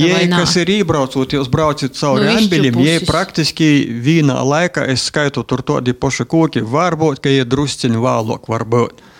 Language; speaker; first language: Latvian; native; Latvian